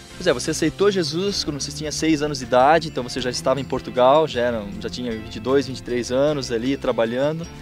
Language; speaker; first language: Portuguese; native; Portuguese